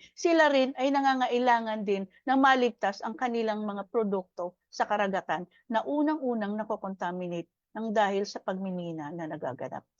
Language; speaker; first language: Filipino; native; Filipino